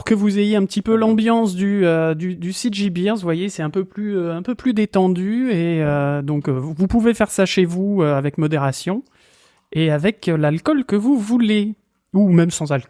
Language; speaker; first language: French; native; French